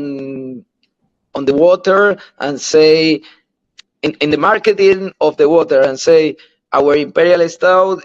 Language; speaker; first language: English; non-native, learner; Spanish